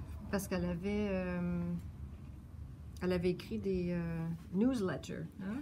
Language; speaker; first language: French; native; French